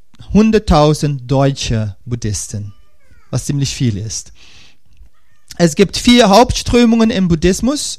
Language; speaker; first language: German; non-native, fluent; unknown